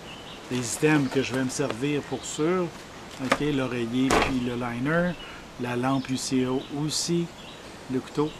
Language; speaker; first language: French; native; French